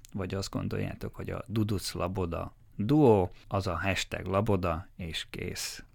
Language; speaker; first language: Hungarian; native; Hungarian